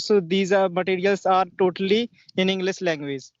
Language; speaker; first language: English; non-native, learner; Hindi